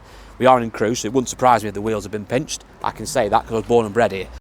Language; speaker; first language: English; native; English